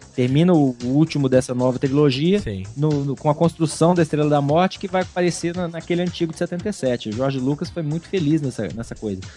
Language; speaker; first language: Portuguese; native; Portuguese